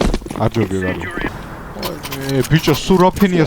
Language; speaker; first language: Georgian; native; Georgian